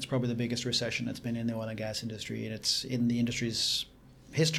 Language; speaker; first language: English; native; English